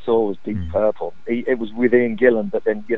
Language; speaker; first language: English; native; English